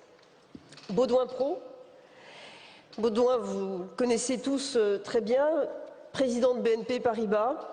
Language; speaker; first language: French; native; French